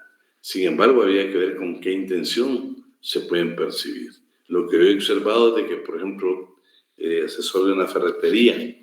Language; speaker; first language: Spanish; native; Spanish